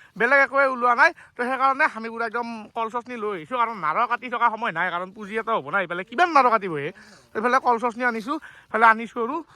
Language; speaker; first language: Assamese; native; Assamese